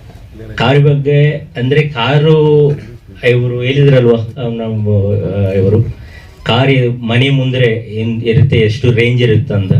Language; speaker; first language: Kannada; non-native, fluent; Telugu